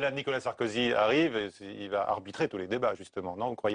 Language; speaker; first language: French; native; French